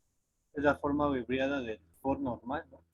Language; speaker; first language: Spanish; native; Spanish